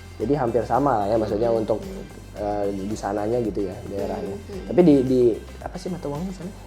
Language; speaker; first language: Indonesian; native; Indonesian